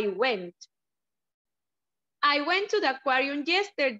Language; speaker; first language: English; non-native, learner; Spanish